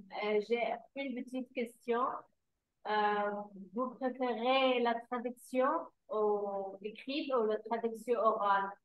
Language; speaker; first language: French; non-native, fluent; Arabic